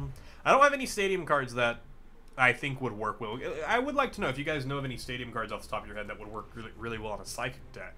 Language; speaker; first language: English; native; English